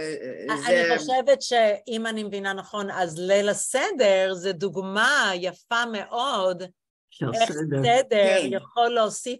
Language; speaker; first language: Hebrew; non-native, fluent; English